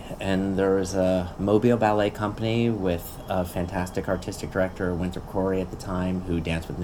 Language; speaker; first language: English; native; English